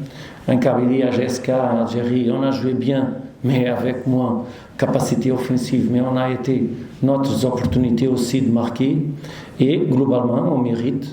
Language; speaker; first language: French; non-native, learner; Portuguese